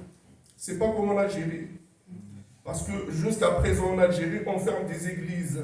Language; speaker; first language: French; non-native, local second language; Kabyle